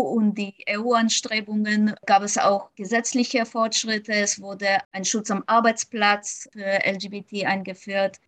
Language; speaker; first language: German; non-native, fluent; Ukrainian